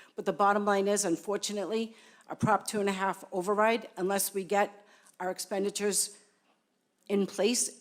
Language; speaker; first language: English; native; English